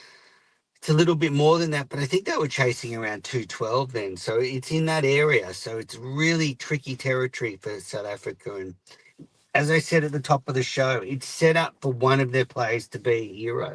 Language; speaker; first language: English; native; English